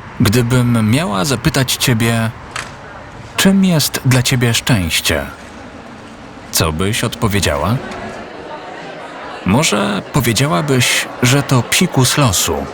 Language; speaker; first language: Polish; native; Polish